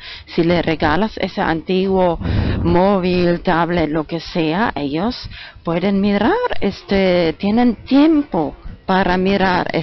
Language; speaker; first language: Spanish; non-native, fluent; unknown